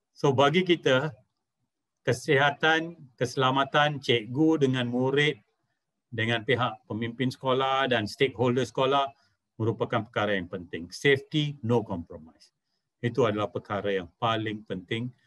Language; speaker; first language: Malay; non-native, local second language; Punjabi